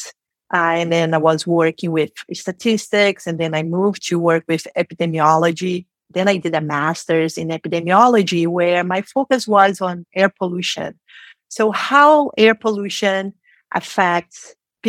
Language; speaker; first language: English; non-native, fluent; Portuguese